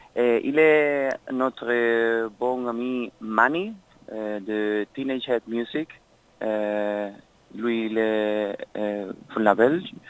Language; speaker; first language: French; non-native, learner; Spanish